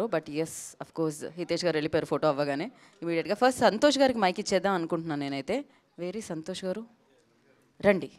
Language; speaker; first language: Telugu; native; Telugu